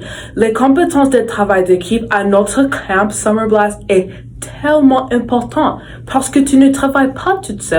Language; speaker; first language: French; non-native, learner; English